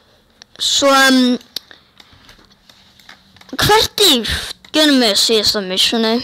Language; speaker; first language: Icelandic; early bilingual, heritage; Icelandic